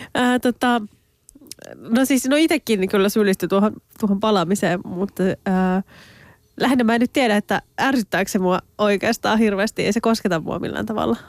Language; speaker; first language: Finnish; early bilingual, other home language; Turkish